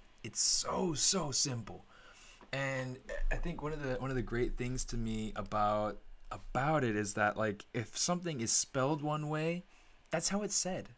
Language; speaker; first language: English; native; English